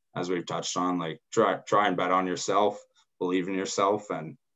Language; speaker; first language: English; native; English